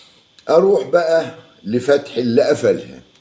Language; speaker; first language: Arabic; native; Arabic